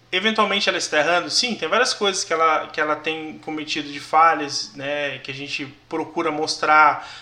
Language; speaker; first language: Portuguese; native; Portuguese